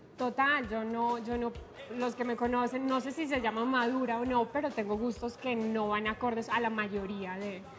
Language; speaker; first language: Spanish; native; Spanish